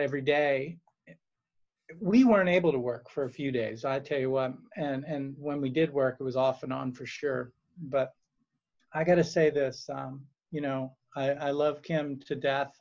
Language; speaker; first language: English; native; English